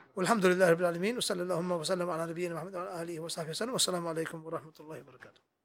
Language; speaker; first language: Arabic; non-native, fluent; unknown